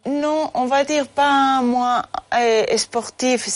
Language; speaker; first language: French; non-native, fluent; Spanish